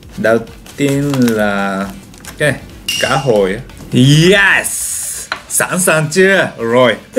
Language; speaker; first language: Vietnamese; non-native, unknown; Japanese